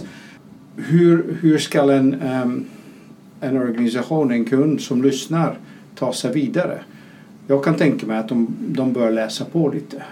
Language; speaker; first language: Swedish; non-native, fluent; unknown